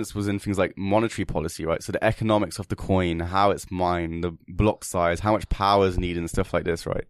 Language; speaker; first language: English; native; English